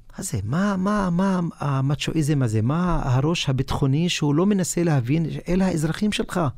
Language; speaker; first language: Hebrew; non-native, local second language; Arabic